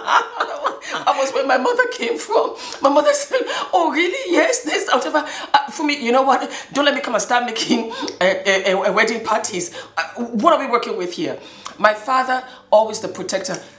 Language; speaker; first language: English; native; English